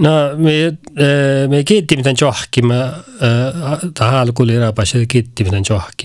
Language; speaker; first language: Norwegian; non-native, local second language; Northern Sami